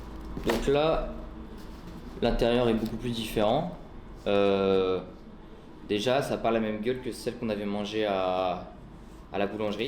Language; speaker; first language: French; native; French